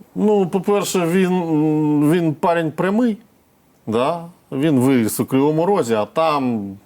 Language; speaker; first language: Ukrainian; non-native, local second language; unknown